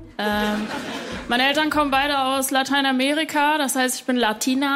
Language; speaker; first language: German; early bilingual, other home language; Spanish